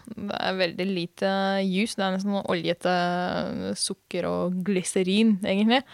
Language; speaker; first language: Norwegian; non-native, fluent; Hungarian